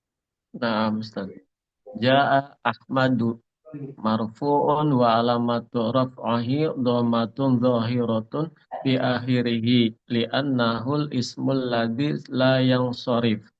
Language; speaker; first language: Arabic; non-native, learner; Indonesian